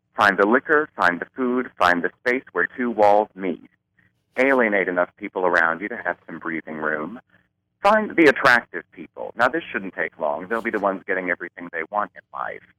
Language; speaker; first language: English; native; English